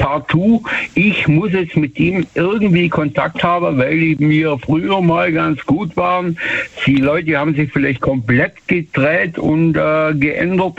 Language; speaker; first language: German; native; German